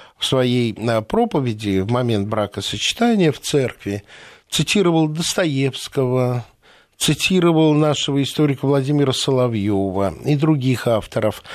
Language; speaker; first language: Russian; native; Russian